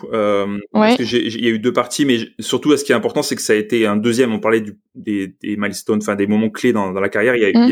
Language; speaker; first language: French; native; French